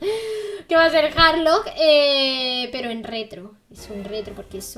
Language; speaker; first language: Spanish; native; Spanish